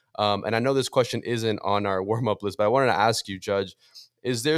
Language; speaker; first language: English; early bilingual, other home language; Portuguese